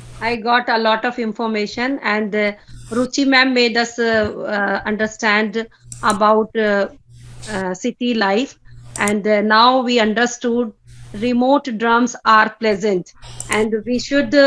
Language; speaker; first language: English; non-native, fluent; Hindi